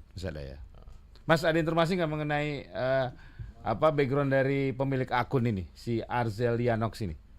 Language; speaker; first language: Indonesian; native; Indonesian